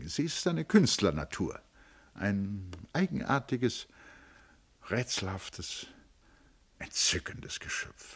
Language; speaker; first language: German; native; German